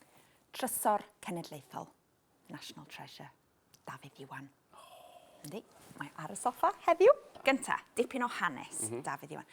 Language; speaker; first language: Welsh; native; Welsh